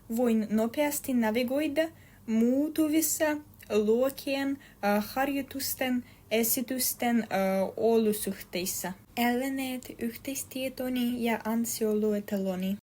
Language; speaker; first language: Finnish; non-native, learner; Russian